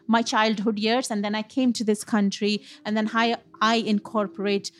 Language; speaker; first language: English; non-native, local second language; Punjabi